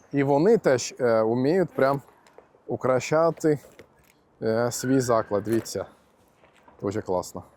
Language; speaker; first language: Ukrainian; non-native, fluent; Turkish